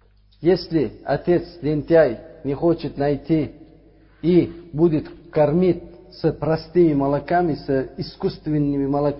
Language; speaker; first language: Russian; non-native, fluent; Uzbek